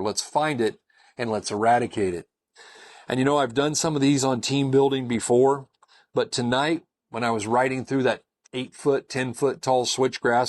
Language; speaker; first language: English; native; English